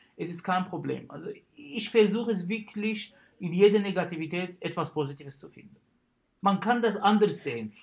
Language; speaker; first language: German; non-native, fluent; Arabic